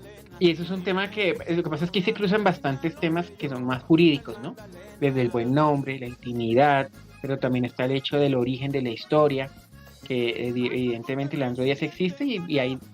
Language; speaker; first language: Spanish; native; Spanish